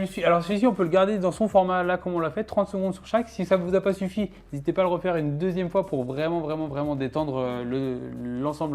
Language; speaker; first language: French; native; French